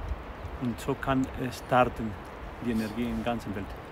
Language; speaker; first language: German; non-native, learner; Spanish